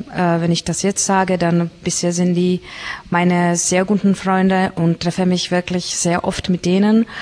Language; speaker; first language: German; non-native, fluent; Czech